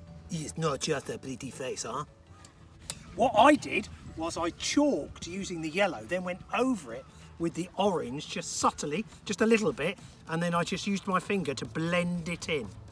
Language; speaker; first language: English; native; English